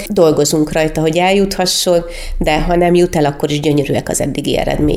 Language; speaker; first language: Hungarian; native; Hungarian